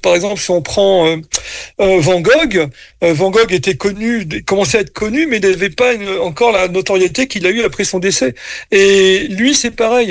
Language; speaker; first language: French; native; French